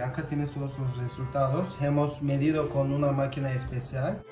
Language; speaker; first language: Spanish; non-native, fluent; Turkish